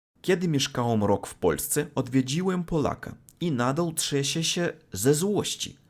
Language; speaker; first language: Polish; non-native, learner; Russian